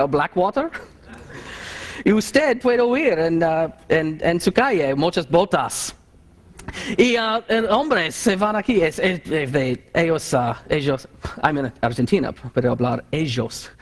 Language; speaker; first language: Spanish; non-native, learner; English